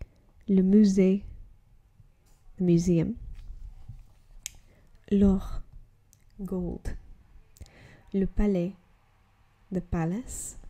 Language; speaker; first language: French; non-native, learner; English